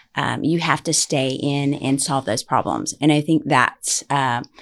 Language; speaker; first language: English; native; English